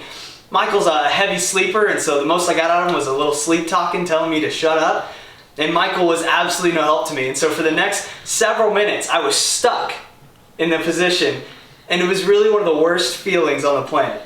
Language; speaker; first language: English; native; English